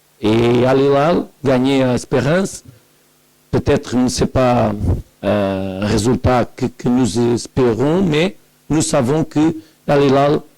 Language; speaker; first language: French; non-native, learner; Portuguese